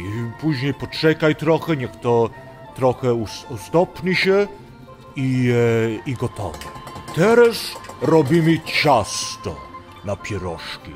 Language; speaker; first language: Polish; early bilingual, heritage; Polish